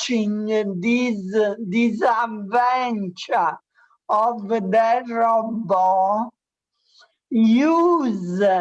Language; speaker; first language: English; non-native, learner; Italian